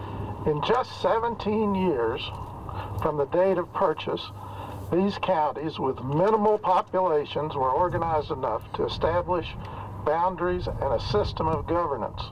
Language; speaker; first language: English; native; English